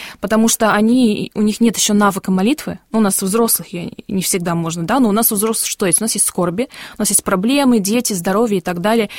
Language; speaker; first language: Russian; early bilingual, heritage; Russian